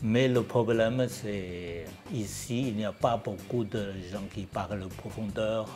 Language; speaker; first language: French; non-native, learner; Chinese